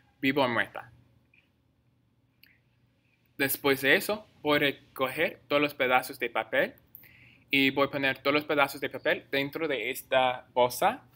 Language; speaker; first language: Spanish; non-native, fluent; English